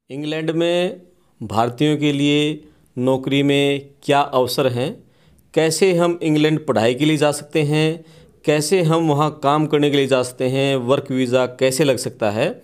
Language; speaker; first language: Hindi; native; Hindi